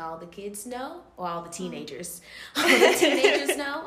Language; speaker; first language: English; native; English